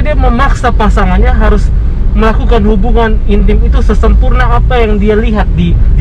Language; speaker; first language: Indonesian; native; Indonesian